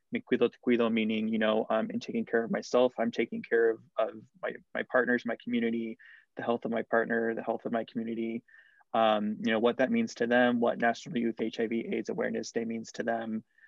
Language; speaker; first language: English; early bilingual, other home language; Spanish